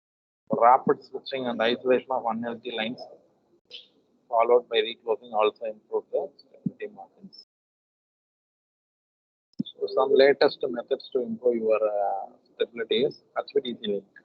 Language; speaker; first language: English; non-native, local second language; Tamil